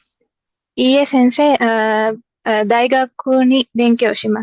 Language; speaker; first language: Japanese; non-native, learner; Sinhala